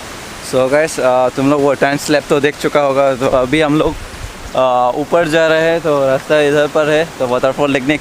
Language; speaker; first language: Hindi; non-native, local second language; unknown